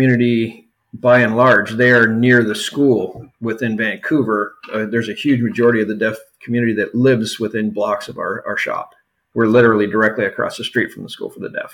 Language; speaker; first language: English; native; English